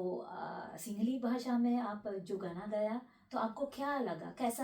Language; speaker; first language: Hindi; non-native, fluent; Sinhala